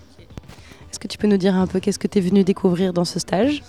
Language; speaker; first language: French; native; French